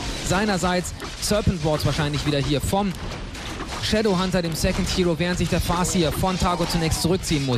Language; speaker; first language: German; native; German